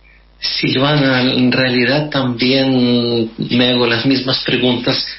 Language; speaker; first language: Spanish; non-native, fluent; Russian